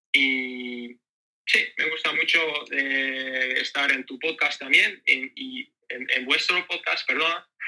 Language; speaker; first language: Spanish; non-native, learner; Dutch